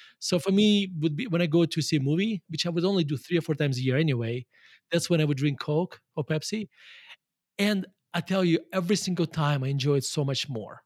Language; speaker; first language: English; non-native, fluent; Russian